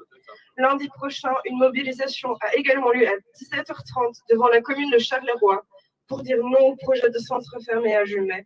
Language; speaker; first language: French; native; French